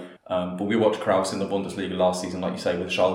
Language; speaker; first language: English; native; English